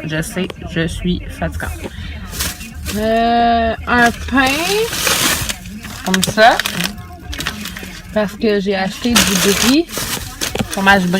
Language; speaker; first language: French; native; French